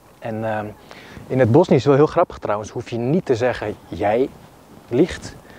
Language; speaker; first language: Dutch; early bilingual, other home language; Bosnian